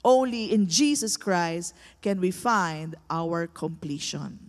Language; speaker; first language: English; non-native, local second language; Filipino